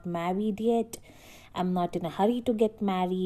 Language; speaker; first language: English; non-native, local second language; Hindi